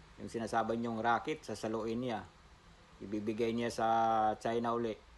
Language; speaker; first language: Filipino; non-native, local second language; Cebuano